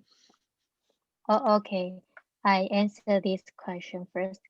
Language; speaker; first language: English; non-native, learner; Chinese